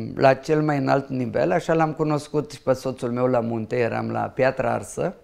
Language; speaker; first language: Romanian; non-native, local second language; Ukrainian